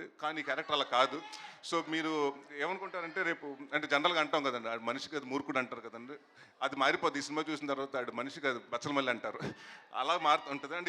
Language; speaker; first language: Telugu; native; Telugu